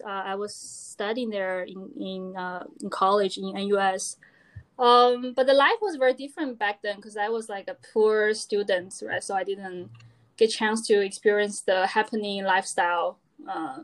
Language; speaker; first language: English; non-native, fluent; Chinese